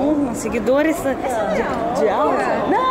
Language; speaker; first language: Portuguese; non-native, fluent; Russian